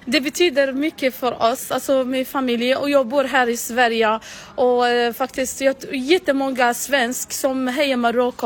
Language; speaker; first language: Swedish; non-native, learner; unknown